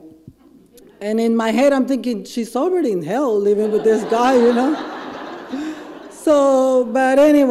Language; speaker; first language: English; non-native, fluent; Spanish